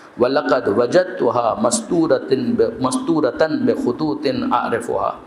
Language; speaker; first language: Urdu; non-native, local second language; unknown